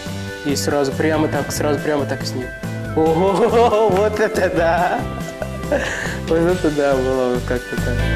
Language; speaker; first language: Russian; non-native, learner; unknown